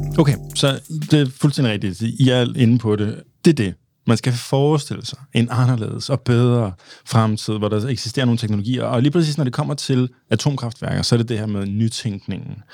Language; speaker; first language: Danish; early bilingual, other home language; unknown